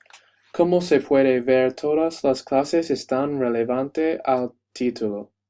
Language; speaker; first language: Spanish; non-native, learner; English